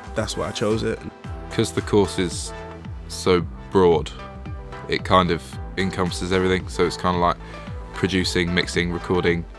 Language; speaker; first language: English; native; English